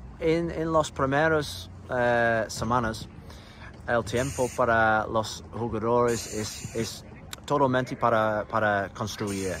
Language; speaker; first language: Spanish; non-native, learner; English